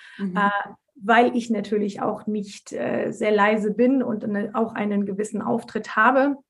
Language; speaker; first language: German; early bilingual, other home language; Turkish